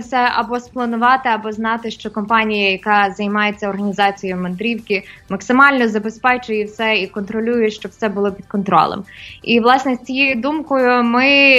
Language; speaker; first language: Ukrainian; native; Ukrainian